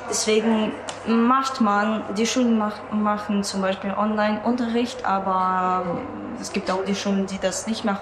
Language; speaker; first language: German; non-native, learner; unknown